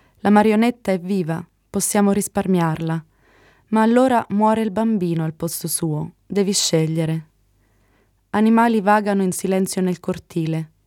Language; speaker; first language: Italian; native; Italian